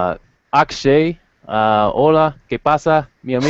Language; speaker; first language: Spanish; non-native, learner; English